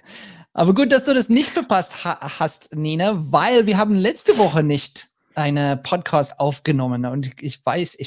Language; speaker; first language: German; non-native, learner; English